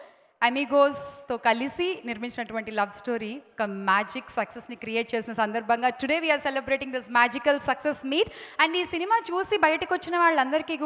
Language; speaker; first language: Telugu; native; Telugu